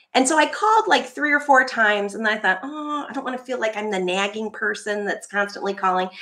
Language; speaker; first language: English; native; English